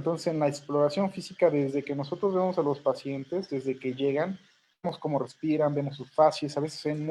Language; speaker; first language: Spanish; native; Spanish